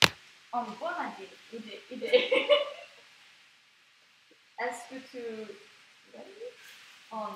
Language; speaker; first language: French; non-native, learner; English